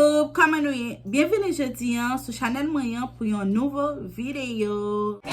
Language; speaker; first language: French; non-native, learner; Haitian Creole